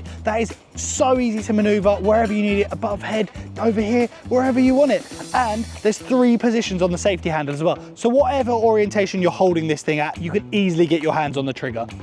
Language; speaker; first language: English; native; English